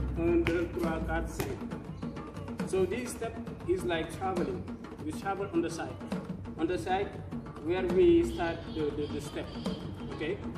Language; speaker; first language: English; non-native, fluent; Wolof